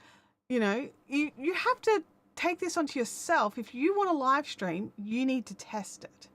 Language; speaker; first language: English; native; English